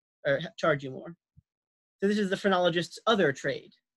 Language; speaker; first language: English; native; English